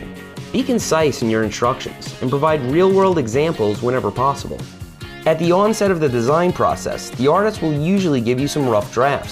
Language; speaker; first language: English; native; English